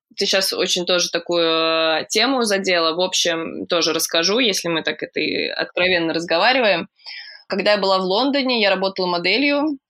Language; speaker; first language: Russian; native; Russian